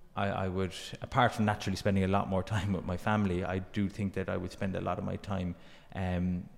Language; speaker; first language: English; native; English